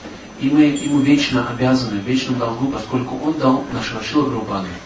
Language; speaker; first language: Russian; native; Russian